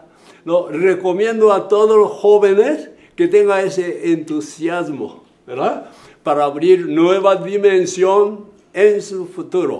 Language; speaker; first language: Spanish; non-native, fluent; Japanese